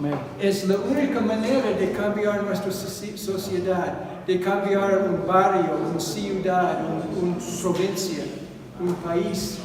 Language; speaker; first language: Spanish; non-native, fluent; English